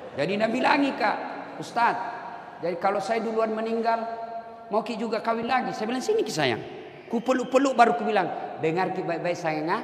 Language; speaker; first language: Indonesian; non-native, local second language; Buginese